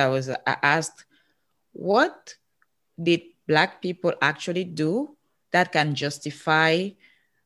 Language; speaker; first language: English; non-native, local second language; French